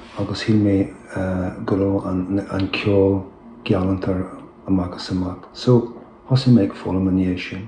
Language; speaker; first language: Irish; non-native, local second language; English